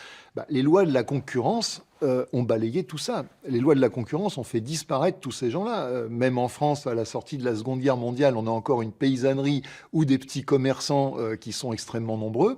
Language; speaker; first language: French; native; French